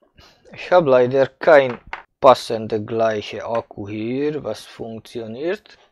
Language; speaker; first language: German; non-native, fluent; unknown